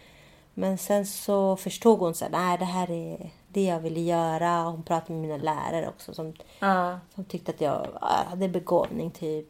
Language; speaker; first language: Swedish; early bilingual, other home language; Spanish